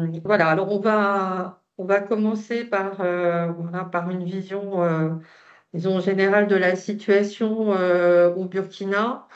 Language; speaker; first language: French; native; French